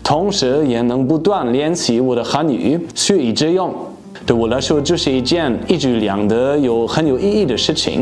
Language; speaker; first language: Chinese; non-native, fluent; German